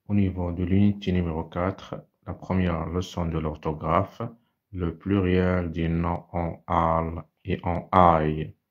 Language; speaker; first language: French; non-native, local second language; Arabic